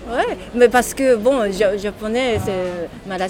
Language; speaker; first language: French; non-native, learner; Japanese